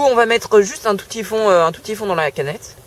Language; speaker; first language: French; native; French